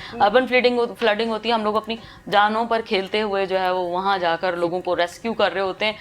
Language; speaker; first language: Urdu; native; Urdu